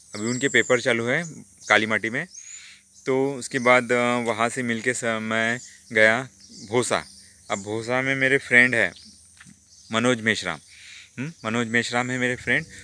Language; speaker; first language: Hindi; non-native, local second language; Marathi